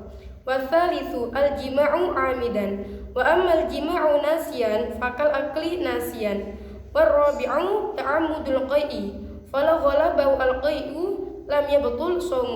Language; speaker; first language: Arabic; non-native, learner; Indonesian